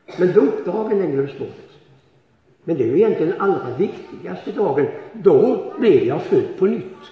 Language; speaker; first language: Swedish; native; Swedish